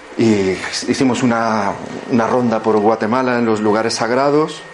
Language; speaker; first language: Spanish; native; Spanish